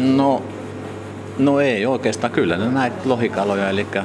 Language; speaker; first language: Finnish; native; Finnish